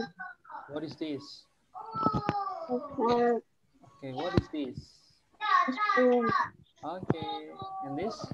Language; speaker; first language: English; non-native, learner; Indonesian